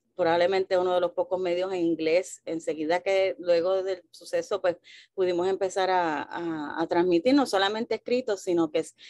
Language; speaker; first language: Spanish; early bilingual, heritage; Spanish